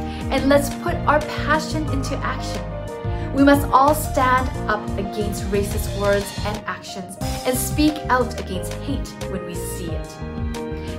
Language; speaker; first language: English; non-native, fluent; Chinese